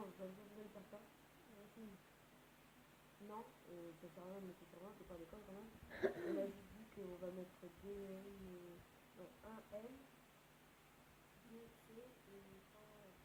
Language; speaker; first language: French; native; French